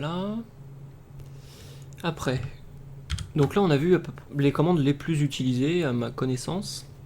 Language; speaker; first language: French; native; French